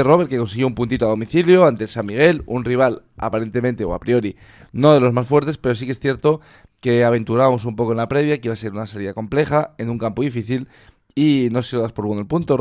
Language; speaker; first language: Spanish; native; Spanish